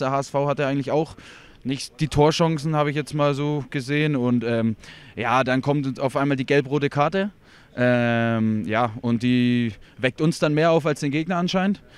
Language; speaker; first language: German; native; German